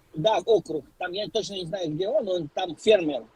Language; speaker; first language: Russian; non-native, local second language; Ukrainian